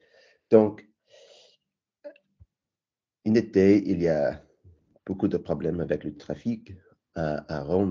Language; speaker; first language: French; non-native, learner; English